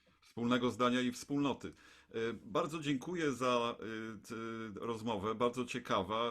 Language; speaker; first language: Polish; native; Polish